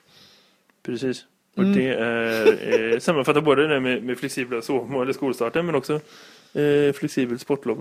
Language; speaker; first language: Swedish; native; Swedish